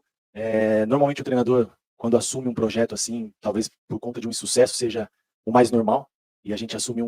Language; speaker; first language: Portuguese; native; Portuguese